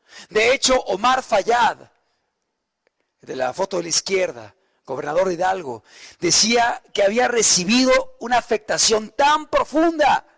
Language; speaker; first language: Spanish; native; Spanish